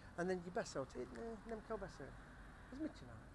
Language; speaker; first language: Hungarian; non-native, learner; English